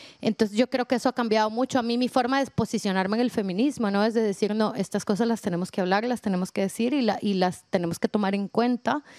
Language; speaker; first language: Spanish; native; Spanish